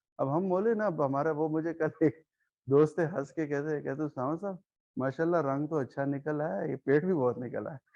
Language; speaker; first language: Urdu; non-native, local second language; Khowar